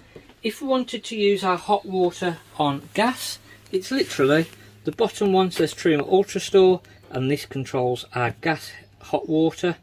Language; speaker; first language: English; native; English